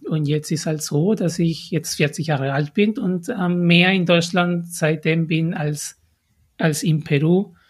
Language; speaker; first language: German; non-native, fluent; Spanish